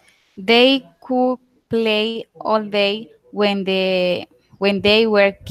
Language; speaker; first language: English; non-native, learner; Spanish